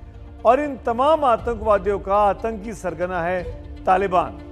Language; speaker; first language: Hindi; native; Hindi